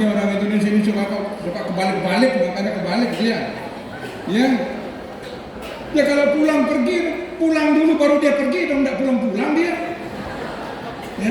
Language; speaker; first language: Indonesian; non-native, local second language; Sasak